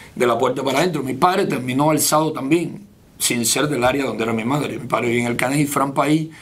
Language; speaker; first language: Spanish; native; Spanish